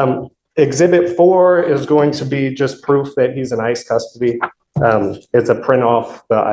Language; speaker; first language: English; native; English